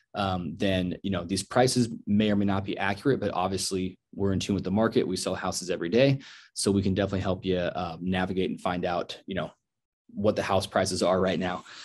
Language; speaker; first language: English; native; English